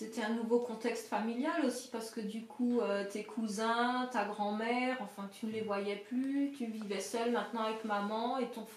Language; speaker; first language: French; native; French